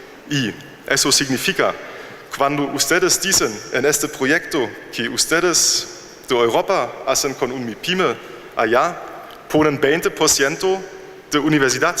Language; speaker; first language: Spanish; non-native, fluent; German